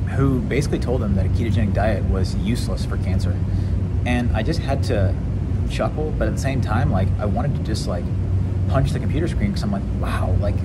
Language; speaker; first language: English; native; English